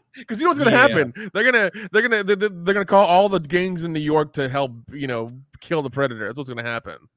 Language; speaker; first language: English; early bilingual, other home language; Hindi